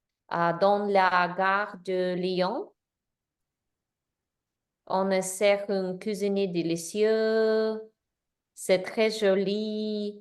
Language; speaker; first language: French; non-native, learner; English